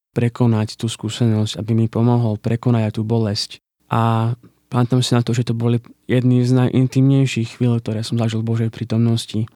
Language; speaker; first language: Slovak; native; Slovak